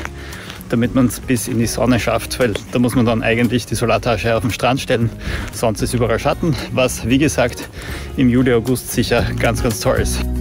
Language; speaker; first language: German; native; German